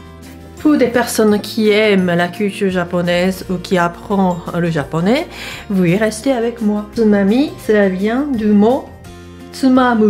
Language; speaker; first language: French; non-native, fluent; Japanese